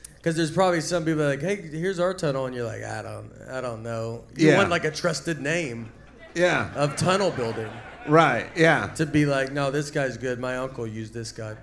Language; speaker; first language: English; native; English